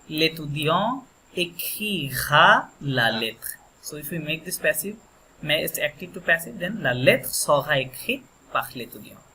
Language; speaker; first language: French; non-native, fluent; Bangla